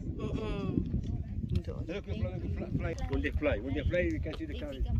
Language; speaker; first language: English; non-native, learner; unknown